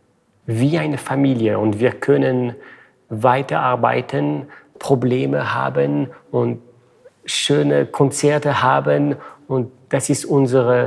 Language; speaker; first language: German; non-native, fluent; French